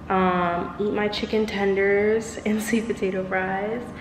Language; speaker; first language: English; native; English